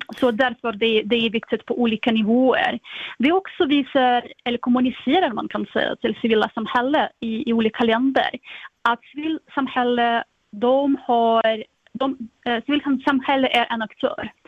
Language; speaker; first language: Swedish; non-native, fluent; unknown